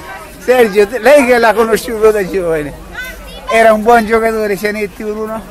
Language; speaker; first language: Italian; native; Italian